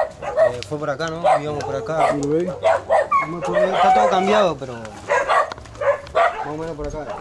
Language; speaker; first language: Spanish; native; Spanish